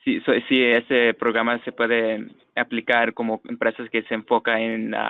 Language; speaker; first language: Spanish; non-native, fluent; English